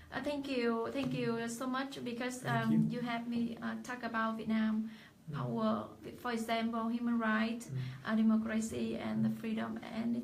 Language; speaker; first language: English; non-native, learner; Vietnamese